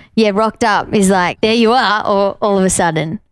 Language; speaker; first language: English; native; English